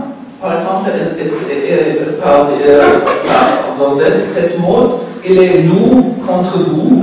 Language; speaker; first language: French; non-native, learner; German